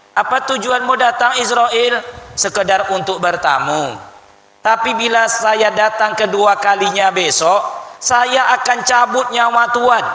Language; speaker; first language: Malay; native; Malay